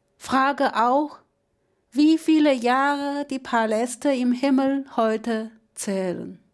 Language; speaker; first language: German; non-native, fluent; Chinese